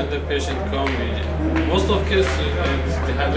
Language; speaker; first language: English; non-native, learner; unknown